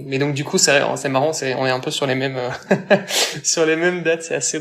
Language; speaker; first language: French; native; French